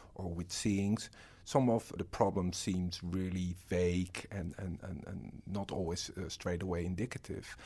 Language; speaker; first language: English; non-native, fluent; Dutch